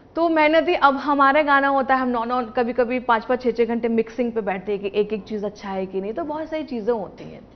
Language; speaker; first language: Hindi; native; Hindi